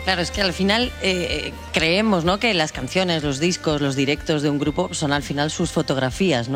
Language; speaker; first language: Spanish; native; Spanish